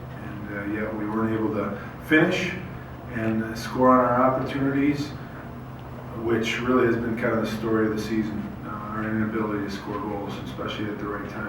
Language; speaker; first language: English; native; English